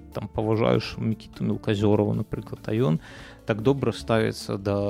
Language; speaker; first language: Belarusian; non-native, local second language; Russian